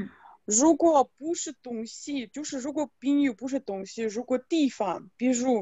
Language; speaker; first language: Chinese; non-native, fluent; Russian